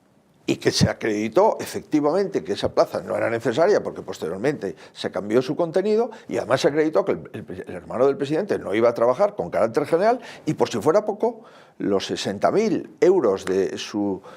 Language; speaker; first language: Spanish; native; Spanish